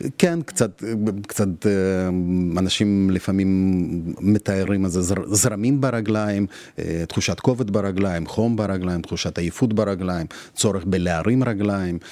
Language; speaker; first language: Hebrew; non-native, fluent; Russian